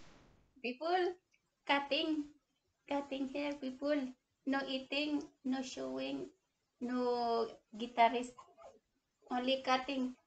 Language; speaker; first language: English; non-native, learner; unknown